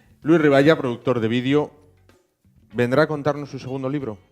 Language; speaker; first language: Spanish; native; Spanish